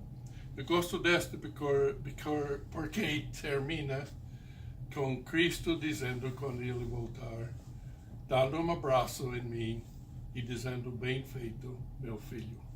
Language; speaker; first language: Portuguese; non-native, fluent; English